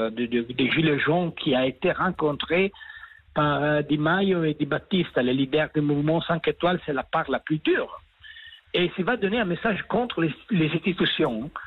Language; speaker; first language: French; non-native, fluent; Italian